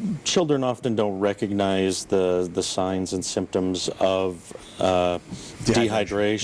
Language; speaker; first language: English; native; English